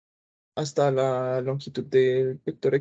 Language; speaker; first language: Spanish; native; Spanish